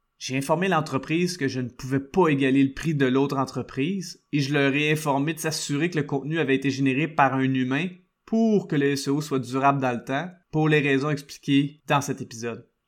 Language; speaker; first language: French; native; French